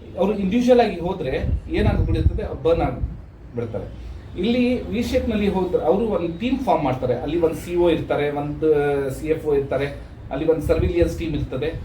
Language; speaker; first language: Kannada; non-native, local second language; Urdu